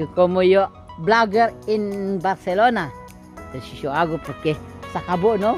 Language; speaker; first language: Spanish; non-native, learner; Filipino